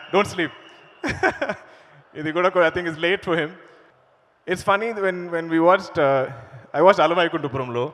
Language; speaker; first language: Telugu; non-native, learner; Malayalam